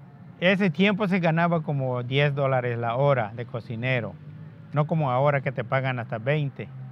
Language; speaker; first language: Spanish; non-native, local second language; Yucateco